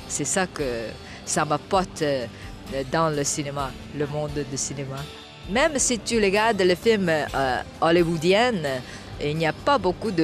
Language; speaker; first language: French; non-native, fluent; Chinese